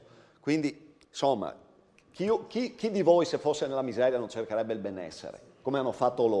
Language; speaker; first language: Italian; native; Italian